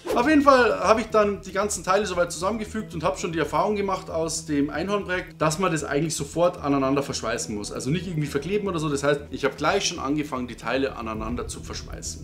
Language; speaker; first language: German; native; German